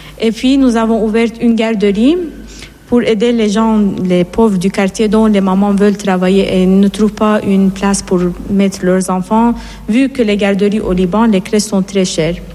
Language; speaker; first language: French; non-native, fluent; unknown